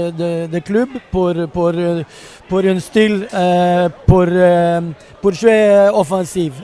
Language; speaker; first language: French; non-native, learner; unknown